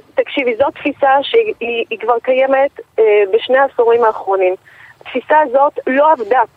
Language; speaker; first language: Hebrew; native; Hebrew